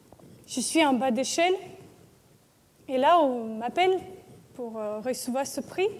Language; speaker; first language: French; non-native, learner; Russian